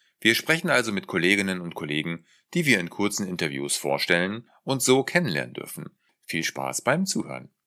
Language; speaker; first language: German; native; German